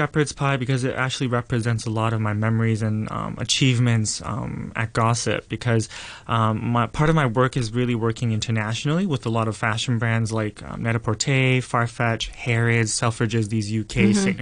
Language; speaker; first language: English; native; English